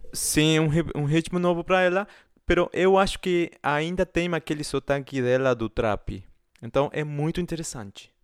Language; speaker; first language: Portuguese; non-native, fluent; Spanish